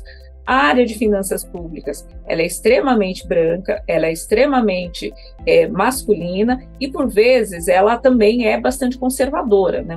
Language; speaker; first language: Portuguese; native; Portuguese